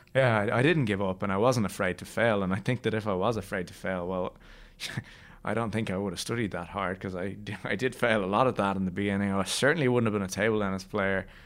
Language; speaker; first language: English; native; English